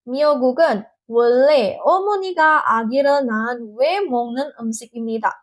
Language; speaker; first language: Korean; non-native, fluent; Indonesian